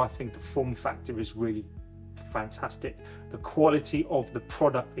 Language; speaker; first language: English; native; English